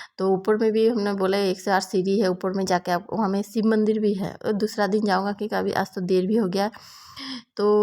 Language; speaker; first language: Hindi; non-native, local second language; Bangla